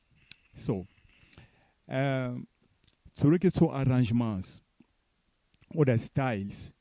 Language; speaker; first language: German; non-native, fluent; Portuguese